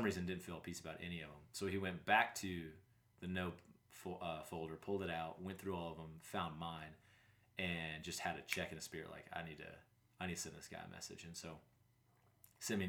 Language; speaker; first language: English; native; English